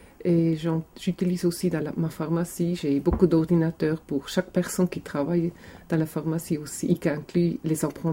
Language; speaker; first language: French; non-native, local second language; German